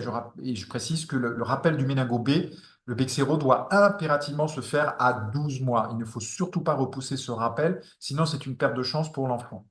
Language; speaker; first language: French; native; French